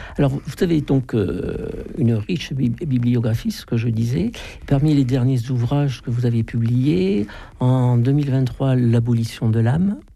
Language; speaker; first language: French; native; French